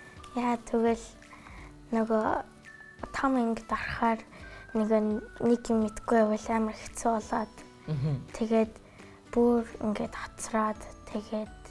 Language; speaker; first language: Mongolian; early bilingual, heritage; Mongolian